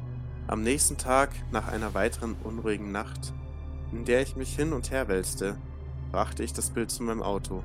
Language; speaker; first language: German; native; German